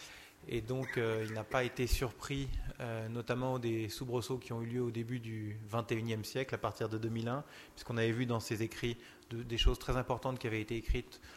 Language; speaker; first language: French; native; French